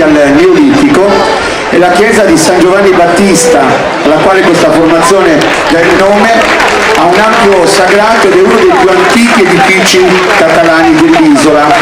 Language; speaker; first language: Italian; native; Italian